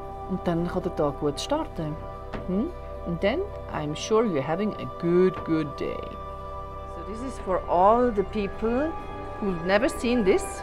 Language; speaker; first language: English; non-native, fluent; German